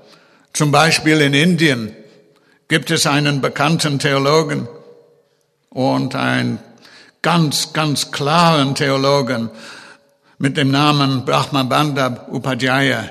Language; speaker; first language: German; non-native, fluent; English